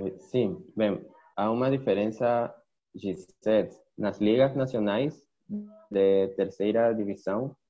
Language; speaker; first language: Portuguese; non-native, learner; Spanish